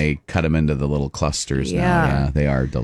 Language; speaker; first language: English; native; English